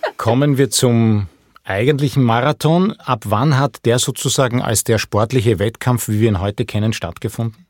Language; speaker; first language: German; native; German